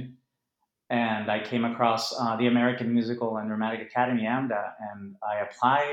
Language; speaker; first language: English; non-native, fluent; Spanish